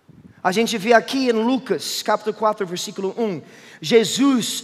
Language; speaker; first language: Portuguese; non-native, fluent; English